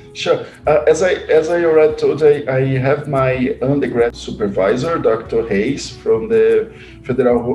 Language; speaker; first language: English; non-native, fluent; Portuguese